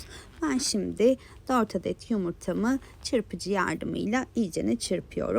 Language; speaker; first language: Turkish; native; Turkish